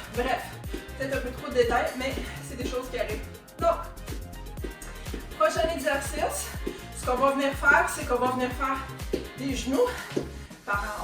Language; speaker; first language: French; native; French